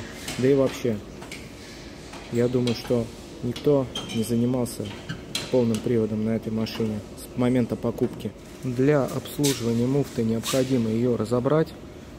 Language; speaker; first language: Russian; native; Russian